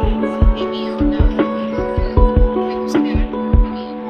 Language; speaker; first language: Spanish; native; Spanish